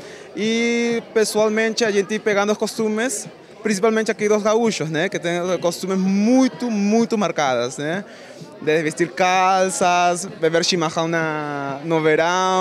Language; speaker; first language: Portuguese; non-native, learner; Spanish